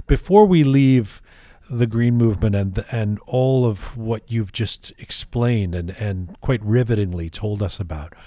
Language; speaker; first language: English; early bilingual, other home language; Persian